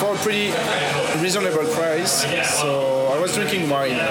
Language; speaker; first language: English; non-native, fluent; French